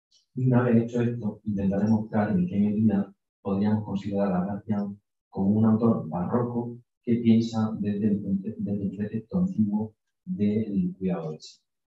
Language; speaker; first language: Spanish; native; Spanish